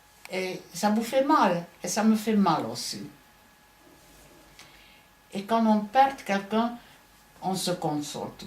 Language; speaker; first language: French; non-native, fluent; Hungarian